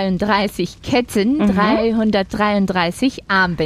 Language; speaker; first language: German; non-native, learner; Spanish